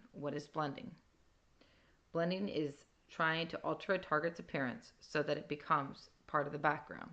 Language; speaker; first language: English; native; English